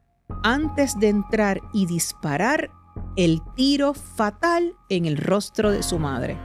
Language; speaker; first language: Spanish; native; Spanish